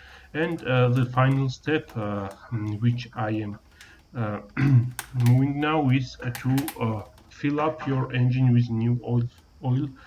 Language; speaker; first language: English; non-native, learner; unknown